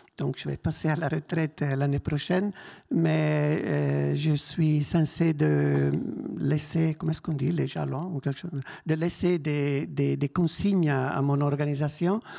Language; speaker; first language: French; non-native, local second language; German